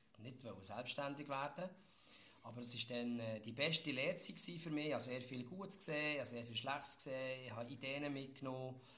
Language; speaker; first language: German; native; German